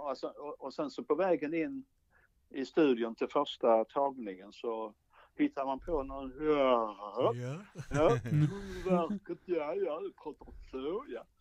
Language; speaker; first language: Swedish; native; Swedish